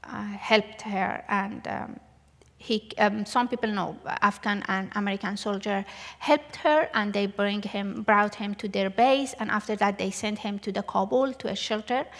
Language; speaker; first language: English; non-native, learner; Persian